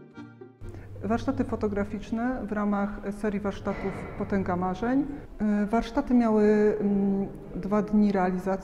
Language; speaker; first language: Polish; native; Polish